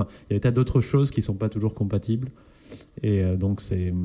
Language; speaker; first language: French; native; French